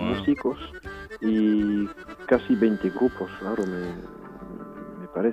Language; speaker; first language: Spanish; early bilingual, heritage; French